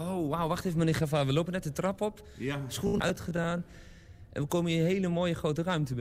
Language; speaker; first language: Dutch; native; Dutch